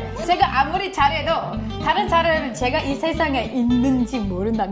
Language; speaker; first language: Korean; non-native, fluent; English